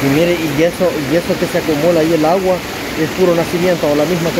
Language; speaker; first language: Spanish; native; Spanish